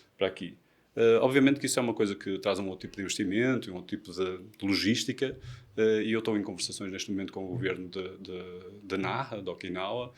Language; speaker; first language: Portuguese; native; Portuguese